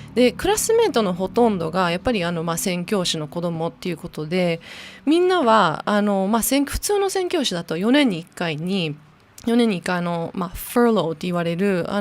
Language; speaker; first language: Japanese; non-native, local second language; English